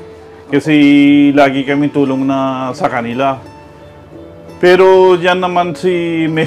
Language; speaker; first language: Filipino; non-native, learner; Punjabi